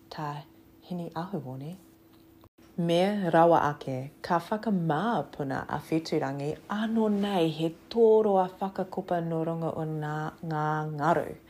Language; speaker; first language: Māori; non-native, local second language; English